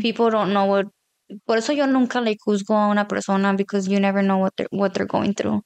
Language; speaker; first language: English; early bilingual, other home language; Spanish